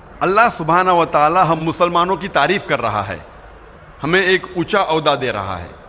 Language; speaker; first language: Urdu; non-native, local second language; Konkani